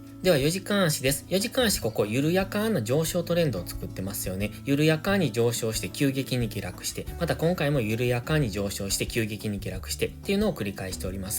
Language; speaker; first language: Japanese; native; Japanese